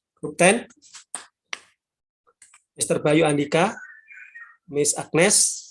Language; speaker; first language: English; non-native, learner; Indonesian